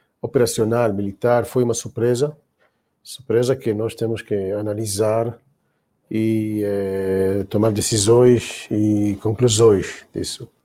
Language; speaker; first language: Portuguese; non-native, learner; Hebrew